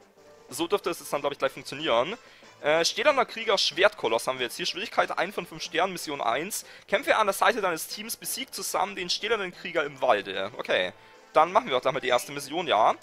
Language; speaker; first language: German; native; German